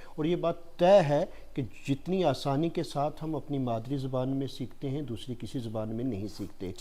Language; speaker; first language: Urdu; non-native, local second language; Gujari